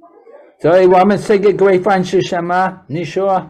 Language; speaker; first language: Chinese; non-native, learner; English